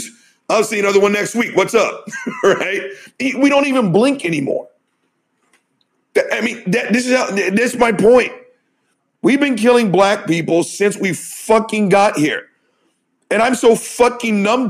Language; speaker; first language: English; native; English